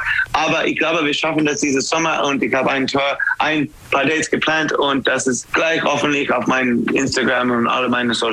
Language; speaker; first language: German; non-native, learner; English